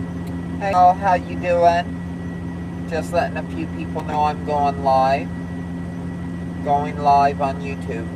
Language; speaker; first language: English; native; English